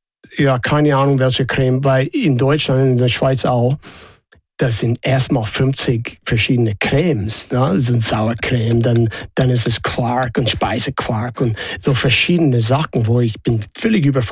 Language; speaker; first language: German; non-native, fluent; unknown